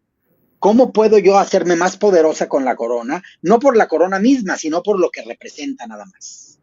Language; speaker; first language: Spanish; native; Spanish